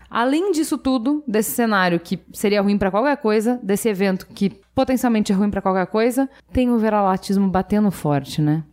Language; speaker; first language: Portuguese; native; Portuguese